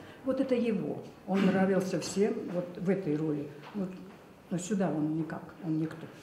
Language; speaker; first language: Russian; native; Russian